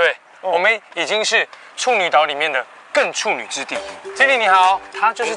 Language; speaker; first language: Chinese; native; Chinese